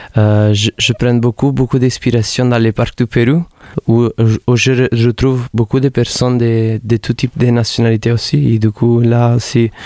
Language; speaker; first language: French; non-native, learner; Italian